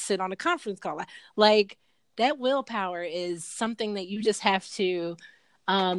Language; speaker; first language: English; native; English